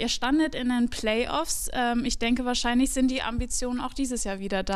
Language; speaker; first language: German; native; German